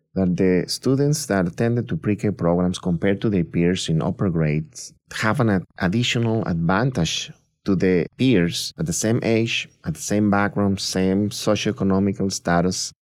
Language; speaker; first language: English; non-native, fluent; Spanish